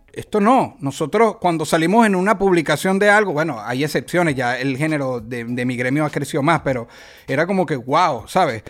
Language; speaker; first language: Spanish; native; Spanish